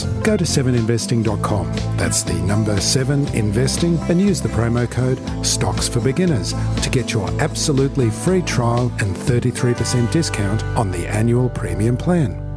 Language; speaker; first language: English; native; English